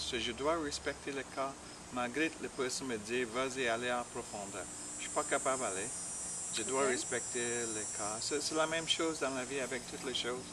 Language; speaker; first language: French; non-native, learner; English